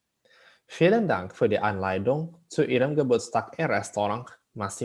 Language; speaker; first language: German; non-native, fluent; Indonesian